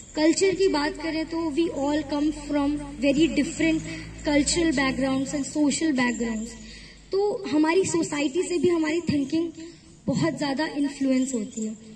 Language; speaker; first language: Hindi; native; Hindi